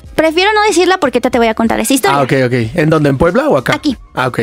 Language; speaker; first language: Spanish; native; Spanish